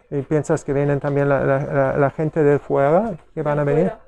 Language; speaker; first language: Spanish; non-native, learner; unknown